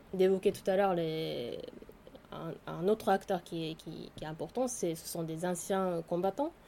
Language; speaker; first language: French; non-native, fluent; Japanese